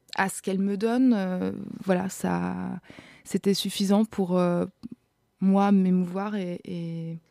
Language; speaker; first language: French; non-native, fluent; German